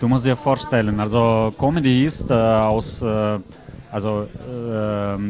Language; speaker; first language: German; non-native, fluent; Russian